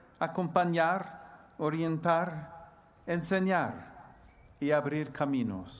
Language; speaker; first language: Spanish; non-native, fluent; English